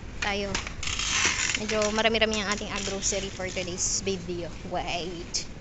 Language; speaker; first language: Filipino; native; Filipino